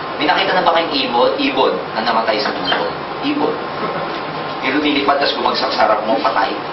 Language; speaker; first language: Filipino; native; Filipino